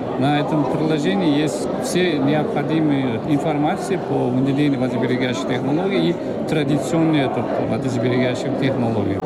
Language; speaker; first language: Russian; non-native, local second language; Uzbek